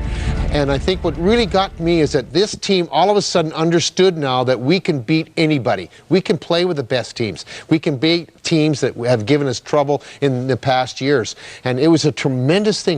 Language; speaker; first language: English; native; English